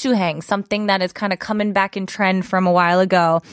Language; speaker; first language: English; native; English